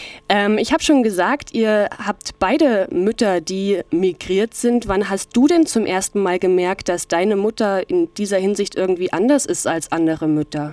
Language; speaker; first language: German; native; German